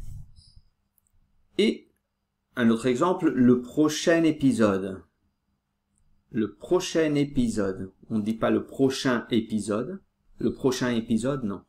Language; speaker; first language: French; native; French